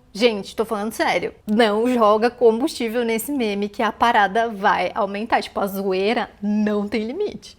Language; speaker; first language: Portuguese; native; Portuguese